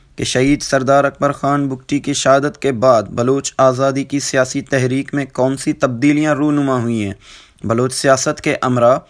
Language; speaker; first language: Urdu; non-native, local second language; Baluchi